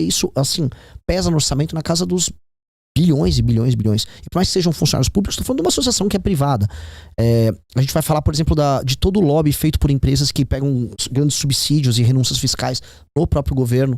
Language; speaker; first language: Portuguese; native; Portuguese